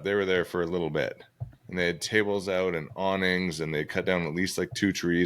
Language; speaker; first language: English; native; English